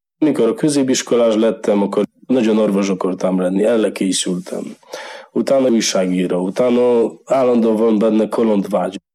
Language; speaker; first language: Hungarian; non-native, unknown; Polish